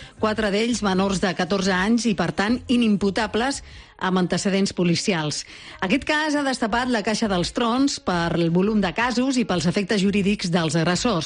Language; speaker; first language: Catalan; native; Catalan